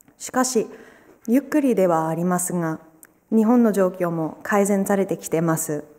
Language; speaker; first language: Japanese; non-native, fluent; English